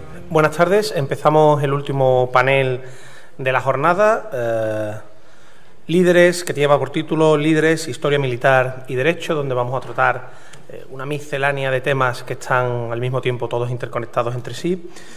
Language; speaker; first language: Spanish; native; Spanish